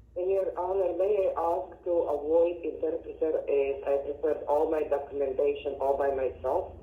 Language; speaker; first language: English; non-native, fluent; Latvian